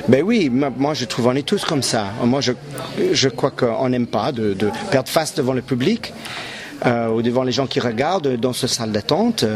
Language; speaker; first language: French; non-native, local second language; English